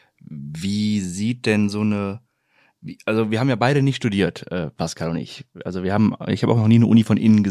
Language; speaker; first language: German; native; German